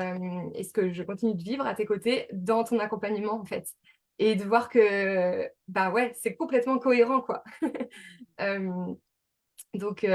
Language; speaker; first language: French; native; French